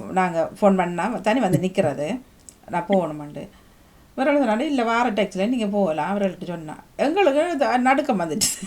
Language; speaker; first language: Tamil; native; Tamil